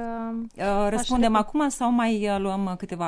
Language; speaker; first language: Romanian; native; Romanian